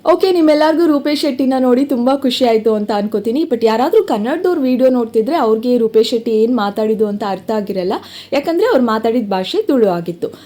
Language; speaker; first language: Kannada; non-native, local second language; Tulu